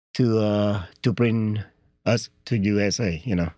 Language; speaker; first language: English; non-native, learner; Vietnamese